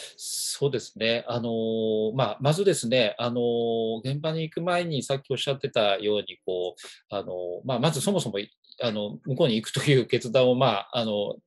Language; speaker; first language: Japanese; native; Japanese